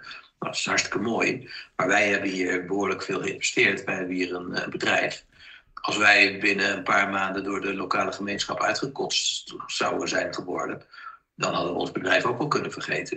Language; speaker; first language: Dutch; native; Dutch